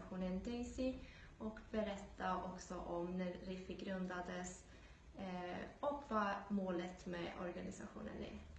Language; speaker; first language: Swedish; non-native, fluent; Georgian